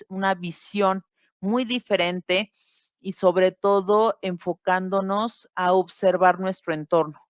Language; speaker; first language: Spanish; native; Spanish